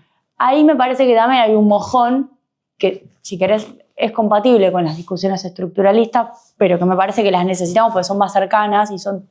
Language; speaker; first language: Spanish; native; Spanish